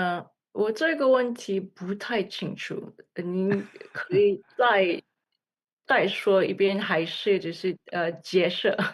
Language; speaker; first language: Chinese; non-native, learner; English